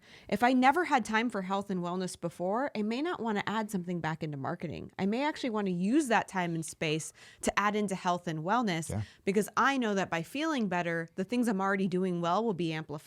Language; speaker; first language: English; native; English